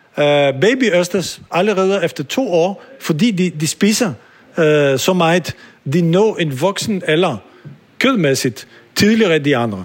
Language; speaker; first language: Danish; non-native, fluent; French